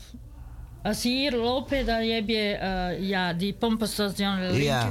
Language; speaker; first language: Dutch; non-native, learner; Serbian